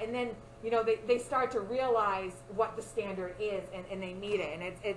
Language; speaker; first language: English; native; English